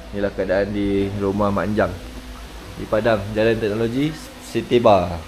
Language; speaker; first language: Malay; native; Malay